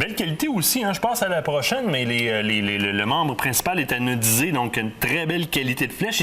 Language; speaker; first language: French; native; French